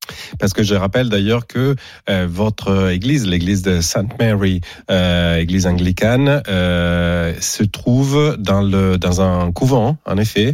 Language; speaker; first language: French; native; French